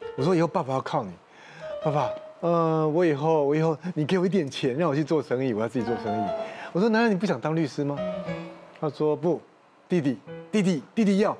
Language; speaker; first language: Chinese; native; Chinese